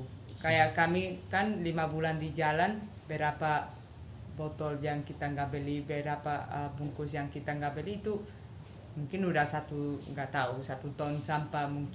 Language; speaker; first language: Indonesian; non-native, fluent; Spanish